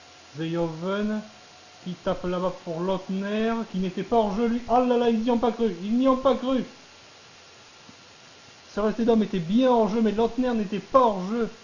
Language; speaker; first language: French; native; French